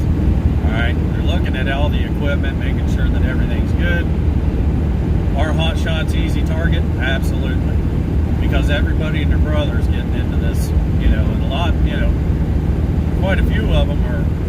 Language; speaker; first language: English; native; English